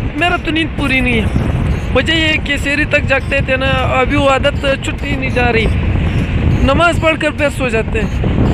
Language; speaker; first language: Urdu; non-native, local second language; Pashto